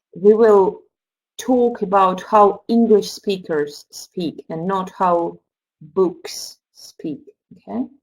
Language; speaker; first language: English; non-native, fluent; Russian